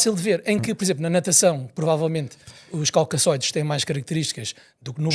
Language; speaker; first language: Portuguese; native; Portuguese